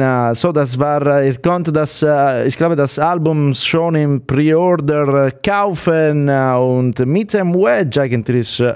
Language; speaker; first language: German; non-native, fluent; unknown